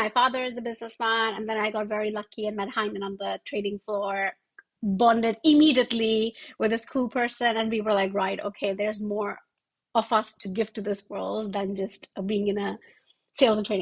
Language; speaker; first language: English; non-native, local second language; Hindi